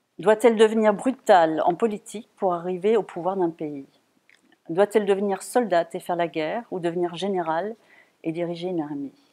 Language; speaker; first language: French; non-native, fluent; German